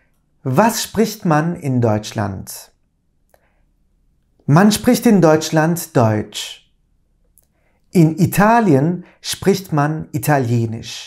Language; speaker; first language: German; non-native, fluent; Turkish